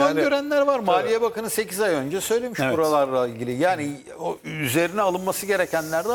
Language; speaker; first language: Turkish; native; Turkish